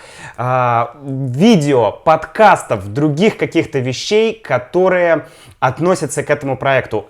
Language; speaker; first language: Russian; native; Russian